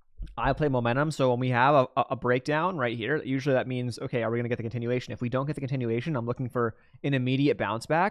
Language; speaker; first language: English; native; English